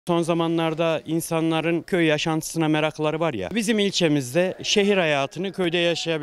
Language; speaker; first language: Turkish; native; Turkish